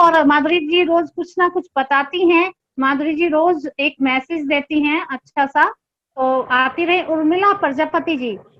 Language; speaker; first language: Hindi; native; Hindi